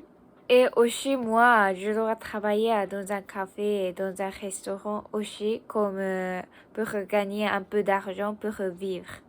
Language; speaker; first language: French; non-native, learner; Japanese